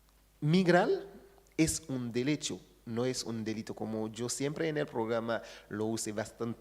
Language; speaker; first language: Spanish; non-native, fluent; Haitian Creole